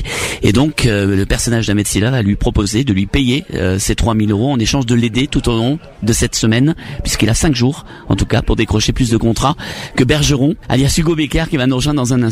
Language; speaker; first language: French; native; French